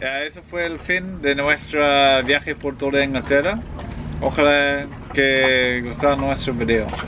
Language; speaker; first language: Spanish; non-native, learner; English